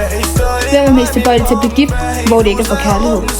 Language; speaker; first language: Danish; native; Danish